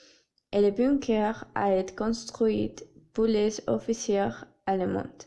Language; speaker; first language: French; non-native, learner; Spanish